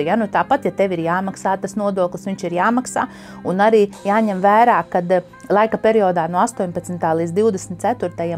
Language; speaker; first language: Latvian; native; Latvian